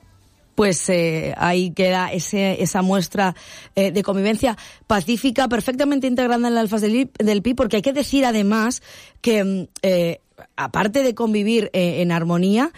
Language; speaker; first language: Spanish; native; Spanish